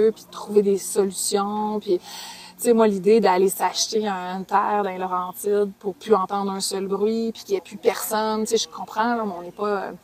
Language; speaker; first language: French; native; French